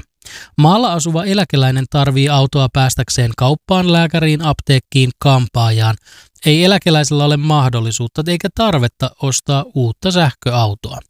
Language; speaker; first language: Finnish; native; Finnish